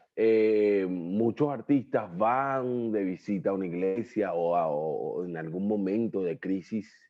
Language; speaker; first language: Spanish; native; Spanish